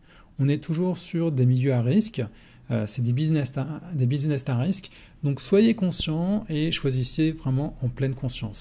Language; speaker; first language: French; native; French